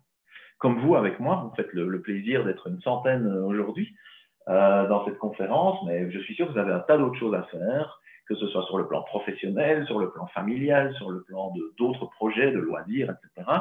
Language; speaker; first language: French; native; French